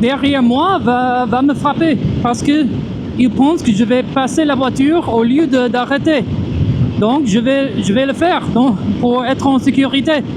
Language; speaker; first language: French; non-native, fluent; English